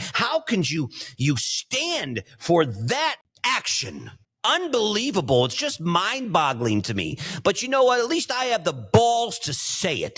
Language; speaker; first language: English; native; English